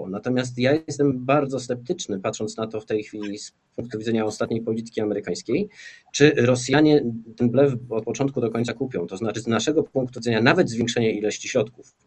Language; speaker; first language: Polish; native; Polish